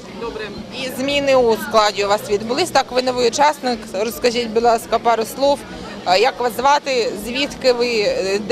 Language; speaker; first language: Ukrainian; native; Ukrainian